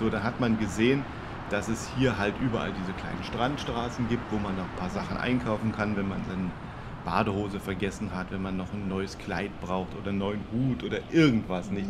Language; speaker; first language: German; native; German